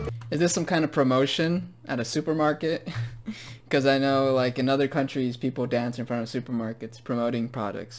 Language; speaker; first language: English; native; English